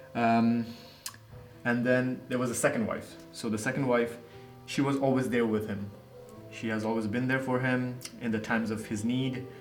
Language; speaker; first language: English; non-native, local second language; Nepali